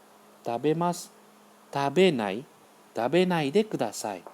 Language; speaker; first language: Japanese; non-native, fluent; Vietnamese